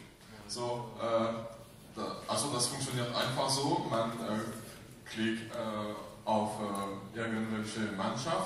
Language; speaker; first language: German; non-native, fluent; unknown